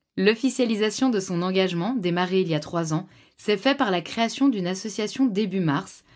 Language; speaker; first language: French; native; French